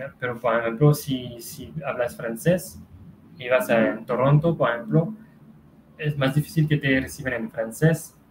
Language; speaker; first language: Spanish; non-native, fluent; French